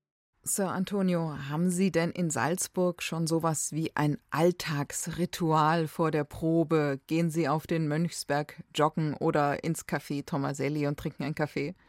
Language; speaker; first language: German; native; German